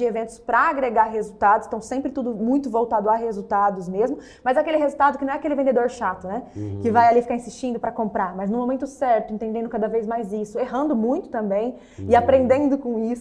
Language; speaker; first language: Portuguese; native; Portuguese